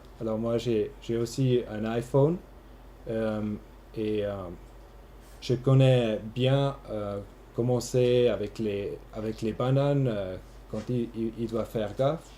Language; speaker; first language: French; non-native, local second language; German